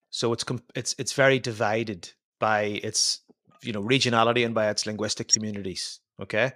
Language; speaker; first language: English; native; English